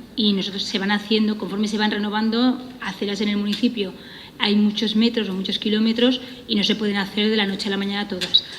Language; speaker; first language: Spanish; non-native, local second language; Catalan